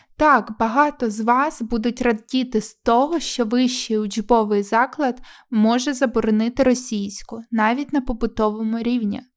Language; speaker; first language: Ukrainian; native; Ukrainian